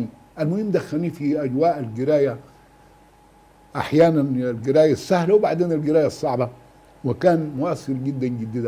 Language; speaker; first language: Arabic; native; Arabic